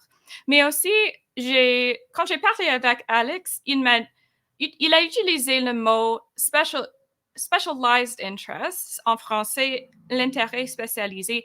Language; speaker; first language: French; non-native, fluent; English